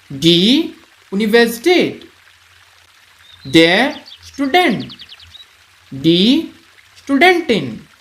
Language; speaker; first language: German; non-native, fluent; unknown